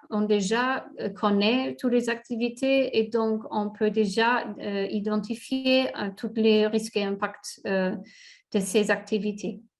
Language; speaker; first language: French; non-native, learner; German